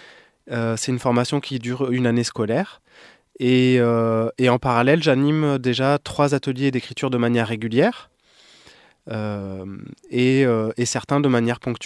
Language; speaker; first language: French; native; French